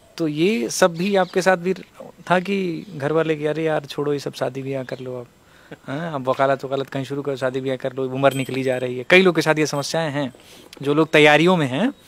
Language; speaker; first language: Hindi; native; Hindi